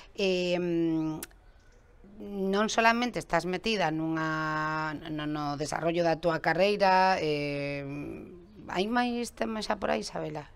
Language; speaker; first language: Galician; native; Galician